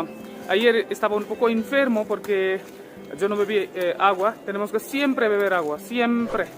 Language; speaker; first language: Spanish; non-native, learner; Hindi